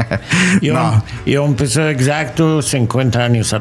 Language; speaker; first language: Spanish; non-native, learner; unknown